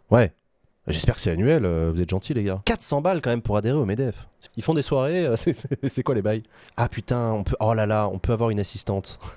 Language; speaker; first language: French; native; French